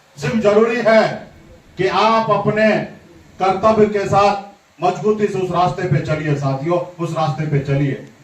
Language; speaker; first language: Hindi; native; Hindi